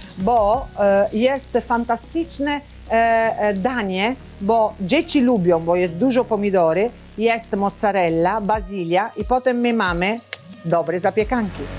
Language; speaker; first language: Polish; non-native, learner; Italian